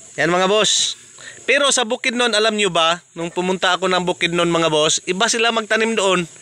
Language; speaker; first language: Filipino; non-native, local second language; Cebuano